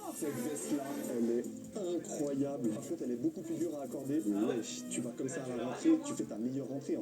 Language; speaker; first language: French; native; French